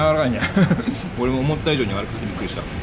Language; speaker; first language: Japanese; native; Japanese